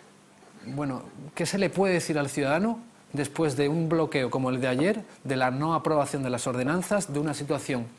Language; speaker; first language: Spanish; native; Spanish